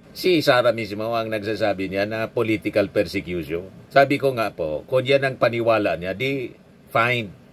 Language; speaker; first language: Filipino; non-native, local second language; Bikol